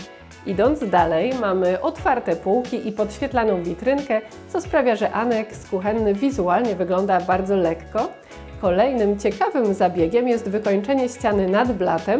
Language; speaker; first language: Polish; native; Polish